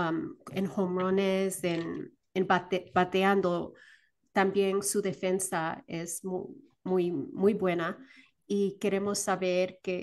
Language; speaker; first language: Spanish; early bilingual, heritage; Spanish